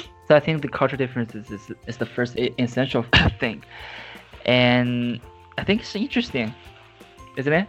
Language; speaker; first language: English; non-native, fluent; Chinese